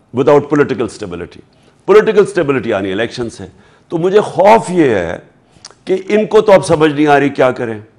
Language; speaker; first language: Urdu; native; Urdu